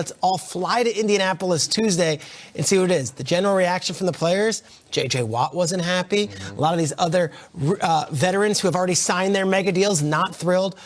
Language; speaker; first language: English; native; English